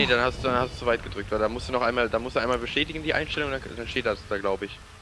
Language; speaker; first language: German; native; German